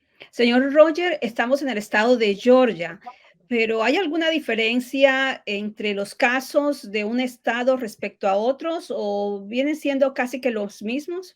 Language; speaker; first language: Spanish; native; Spanish